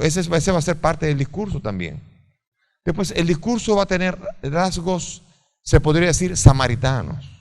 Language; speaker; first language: Spanish; native; Spanish